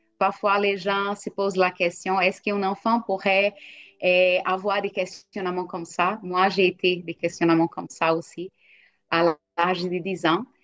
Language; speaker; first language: French; non-native, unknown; Portuguese